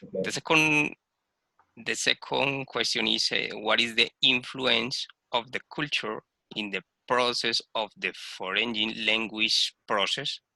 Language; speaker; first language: English; non-native, learner; Spanish